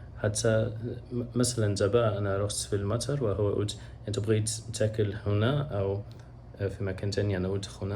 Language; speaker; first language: Arabic; non-native, learner; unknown